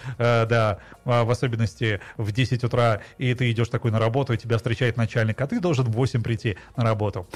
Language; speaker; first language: Russian; non-native, local second language; Tajik